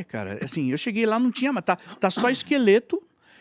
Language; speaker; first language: Portuguese; native; Portuguese